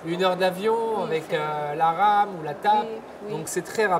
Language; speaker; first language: French; native; French